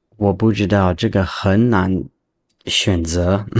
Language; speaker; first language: Chinese; non-native, learner; English